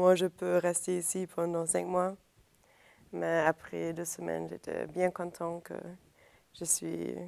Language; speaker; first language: French; non-native, fluent; German